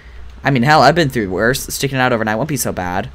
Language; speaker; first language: English; native; English